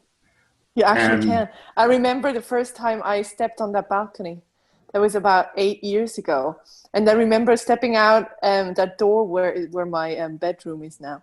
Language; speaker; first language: English; non-native, fluent; Swiss German